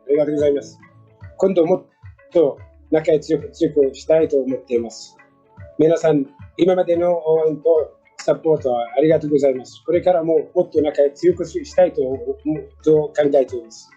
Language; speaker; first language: Japanese; non-native, learner; Arabic